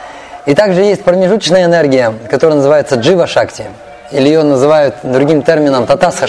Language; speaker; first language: Russian; native; Russian